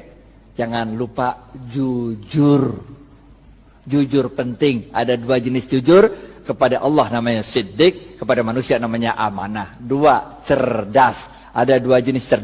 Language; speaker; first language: Indonesian; native; Indonesian